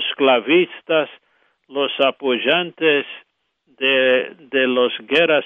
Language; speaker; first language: Spanish; non-native, fluent; English